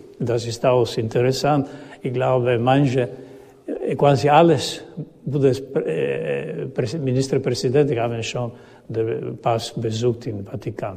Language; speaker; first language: German; non-native, learner; Croatian